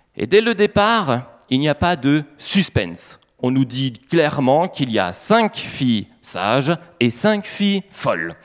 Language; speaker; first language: French; native; French